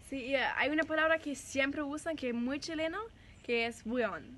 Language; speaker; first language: Spanish; non-native, fluent; German